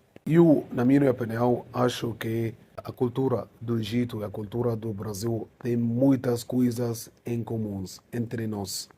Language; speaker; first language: Portuguese; non-native, fluent; Arabic